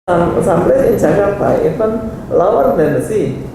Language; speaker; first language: English; non-native, learner; Indonesian